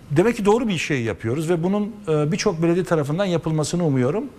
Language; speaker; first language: Turkish; native; Turkish